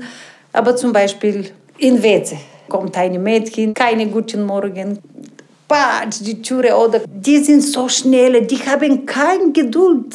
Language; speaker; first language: German; non-native, learner; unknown